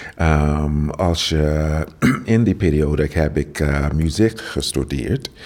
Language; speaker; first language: Dutch; non-native, learner; English